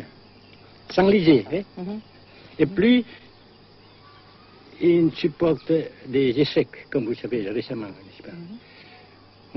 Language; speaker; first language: French; non-native, fluent; Vietnamese